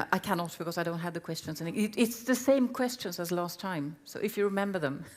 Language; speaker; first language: English; non-native, fluent; Swedish